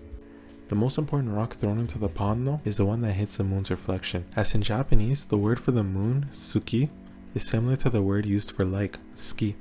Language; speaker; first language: English; native; English